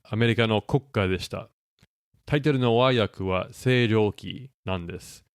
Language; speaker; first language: Japanese; non-native, fluent; English